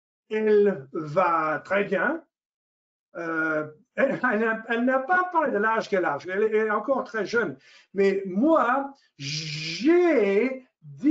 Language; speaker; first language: French; non-native, fluent; English